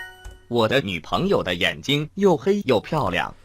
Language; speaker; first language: Chinese; non-native, learner; Mongolian